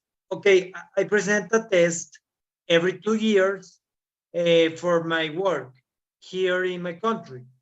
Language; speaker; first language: English; non-native, fluent; Spanish